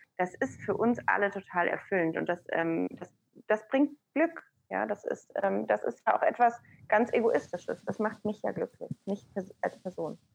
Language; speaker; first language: German; early bilingual, other home language; Persian